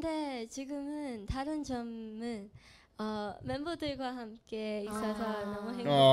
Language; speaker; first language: Korean; non-native, learner; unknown